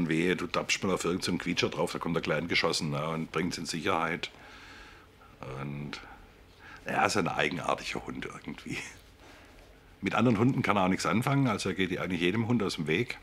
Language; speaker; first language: German; native; German